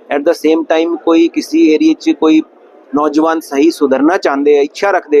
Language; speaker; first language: Hindi; non-native, local second language; Punjabi